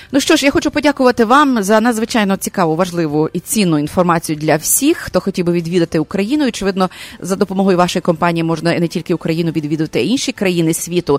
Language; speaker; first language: Ukrainian; native; Ukrainian